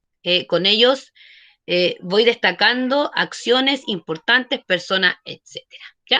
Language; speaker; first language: Spanish; native; Spanish